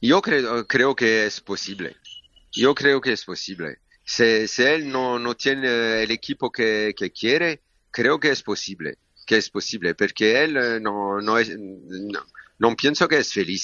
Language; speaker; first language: Spanish; non-native, learner; French